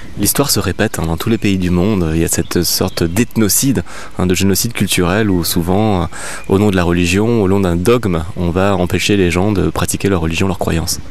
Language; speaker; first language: French; native; French